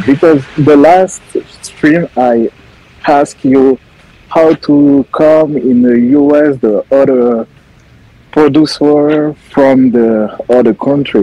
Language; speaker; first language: English; non-native, learner; French